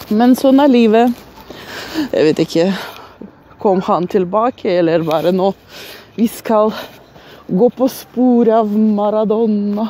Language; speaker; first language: Norwegian; non-native, learner; Russian